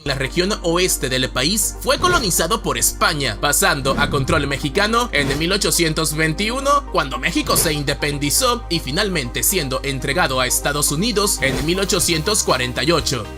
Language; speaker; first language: Spanish; native; Spanish